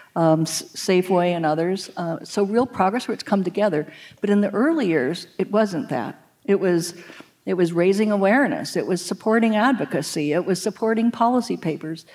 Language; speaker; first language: English; native; English